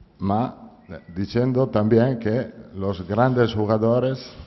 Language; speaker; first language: Spanish; non-native, fluent; Italian